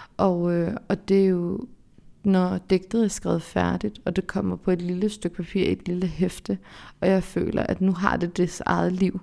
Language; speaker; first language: Danish; early bilingual, other home language; Central Kurdish